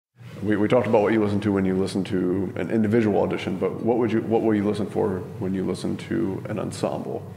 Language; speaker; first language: English; native; English